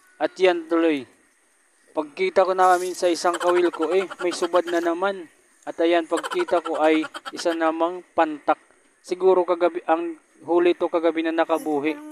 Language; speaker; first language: Filipino; non-native, local second language; Waray